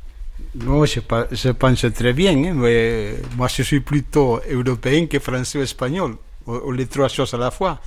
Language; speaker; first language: French; non-native, fluent; Spanish